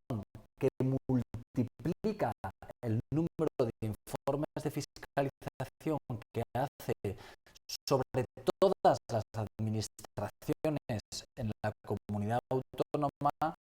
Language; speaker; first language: Spanish; native; Spanish